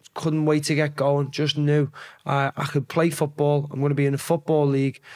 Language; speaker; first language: English; native; English